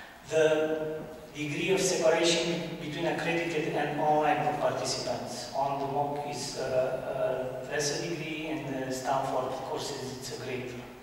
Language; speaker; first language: English; non-native, fluent; Romanian